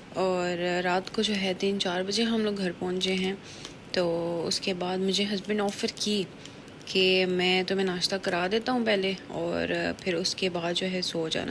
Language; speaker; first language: Urdu; native; Urdu